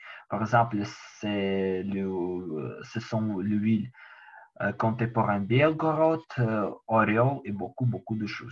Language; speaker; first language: French; non-native, learner; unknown